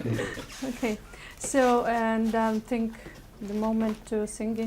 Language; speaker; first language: English; non-native, learner; Russian